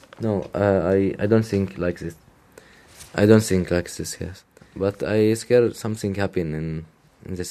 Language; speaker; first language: English; non-native, learner; Arabic